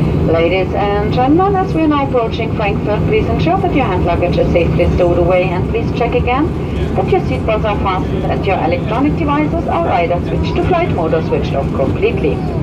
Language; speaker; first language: English; non-native, fluent; German